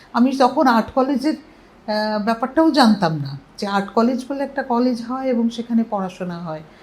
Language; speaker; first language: Bangla; non-native, local second language; Hindi